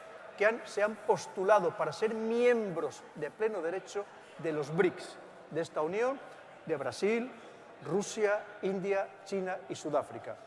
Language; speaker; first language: Spanish; native; Spanish